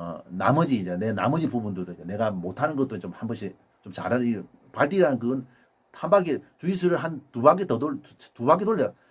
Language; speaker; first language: Korean; native; Korean